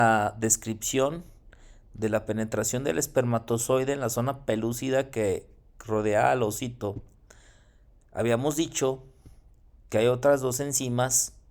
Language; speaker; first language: Spanish; native; Spanish